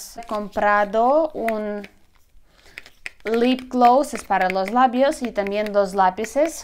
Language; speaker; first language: Spanish; non-native, learner; Ukrainian